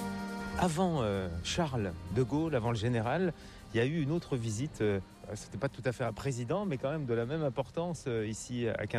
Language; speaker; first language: French; native; French